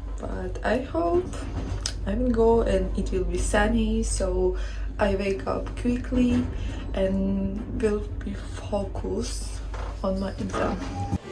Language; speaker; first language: English; non-native, learner; Ukrainian